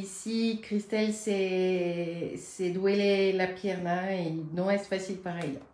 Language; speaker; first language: Spanish; non-native, learner; French